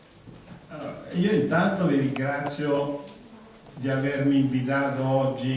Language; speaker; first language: Italian; native; Italian